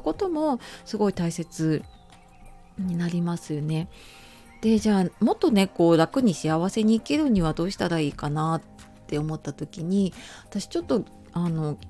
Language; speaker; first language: Japanese; native; Japanese